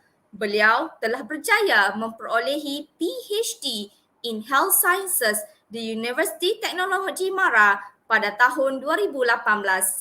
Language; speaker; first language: Malay; native; Malay